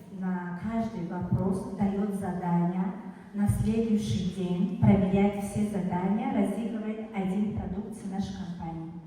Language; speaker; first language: Russian; non-native, fluent; Tajik